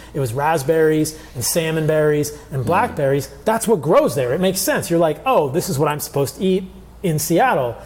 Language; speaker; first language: English; early bilingual, other home language; Italian